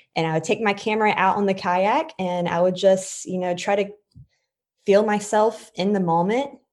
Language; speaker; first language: English; native; English